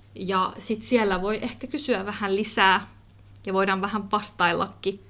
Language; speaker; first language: Finnish; early bilingual, other home language; Kurdish